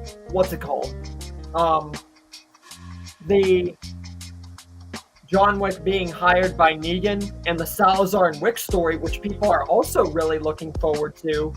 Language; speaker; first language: English; native; English